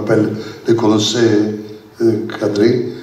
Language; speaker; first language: French; non-native, learner; Italian